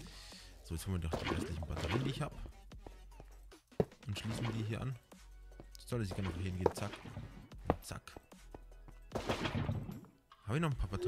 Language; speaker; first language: German; native; German